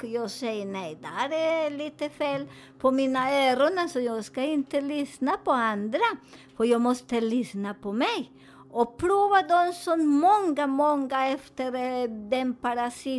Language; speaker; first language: Swedish; non-native, learner; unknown